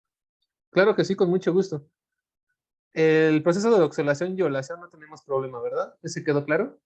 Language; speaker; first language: Spanish; native; Spanish